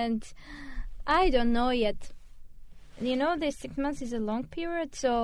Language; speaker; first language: English; non-native, learner; Armenian